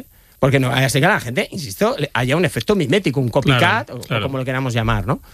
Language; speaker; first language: Spanish; native; Spanish